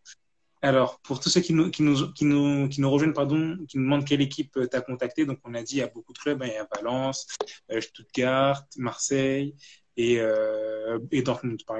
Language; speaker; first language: French; native; French